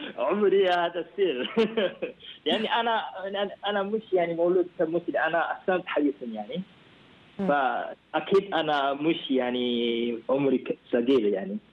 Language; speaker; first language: Arabic; non-native, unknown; Korean